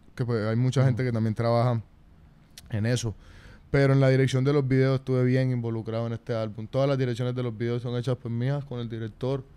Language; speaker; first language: Spanish; native; Spanish